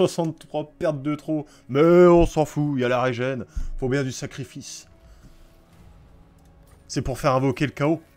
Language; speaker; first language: French; native; French